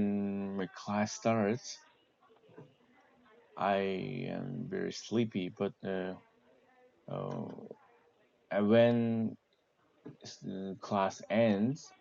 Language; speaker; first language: English; non-native, learner; Korean